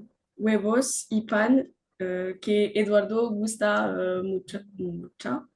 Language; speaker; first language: Spanish; non-native, learner; French